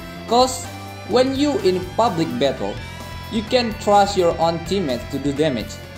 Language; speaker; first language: English; non-native, learner; Indonesian